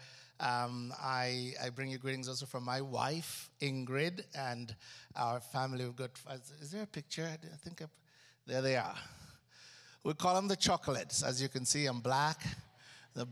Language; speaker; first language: English; non-native, local second language; Ganda